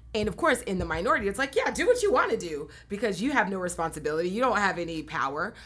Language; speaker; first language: English; native; English